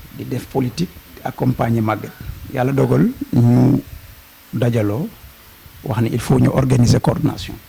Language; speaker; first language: Wolof; non-native, local second language; Serer